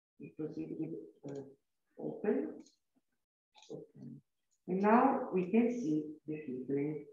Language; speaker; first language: English; non-native, learner; Italian